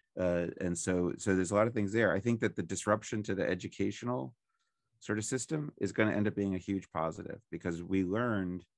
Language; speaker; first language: English; native; English